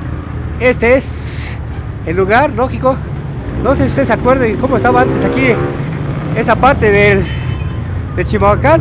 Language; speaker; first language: Spanish; native; Spanish